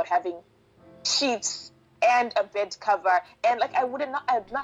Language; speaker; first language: English; non-native, local second language; Shona